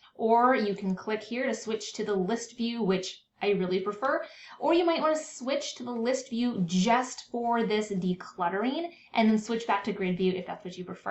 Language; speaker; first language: English; native; English